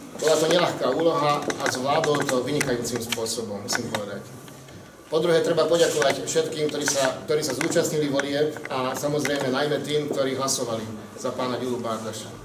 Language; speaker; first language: Slovak; non-native, local second language; Hungarian